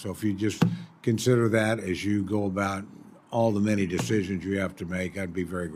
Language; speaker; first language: English; native; English